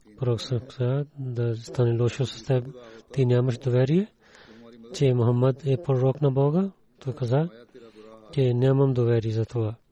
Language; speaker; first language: Bulgarian; non-native, learner; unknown